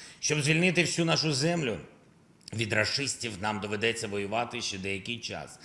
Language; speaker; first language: Ukrainian; non-native, local second language; Russian